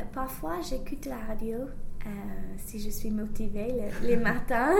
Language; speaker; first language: French; non-native, fluent; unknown